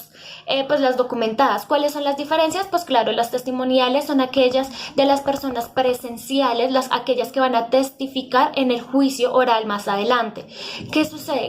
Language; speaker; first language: Spanish; native; Spanish